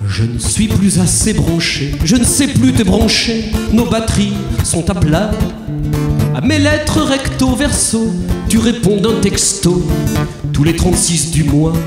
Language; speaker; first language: French; native; French